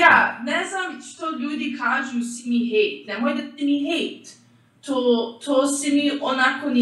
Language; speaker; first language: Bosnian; early bilingual, heritage; English